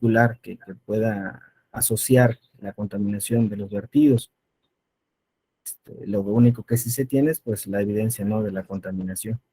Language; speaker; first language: Spanish; native; Spanish